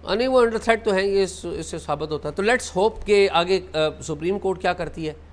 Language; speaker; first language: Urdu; native; Urdu